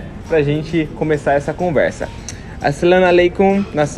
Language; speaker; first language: Portuguese; native; Portuguese